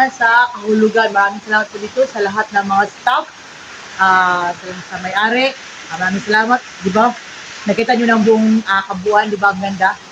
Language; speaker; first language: Filipino; non-native, local second language; Cebuano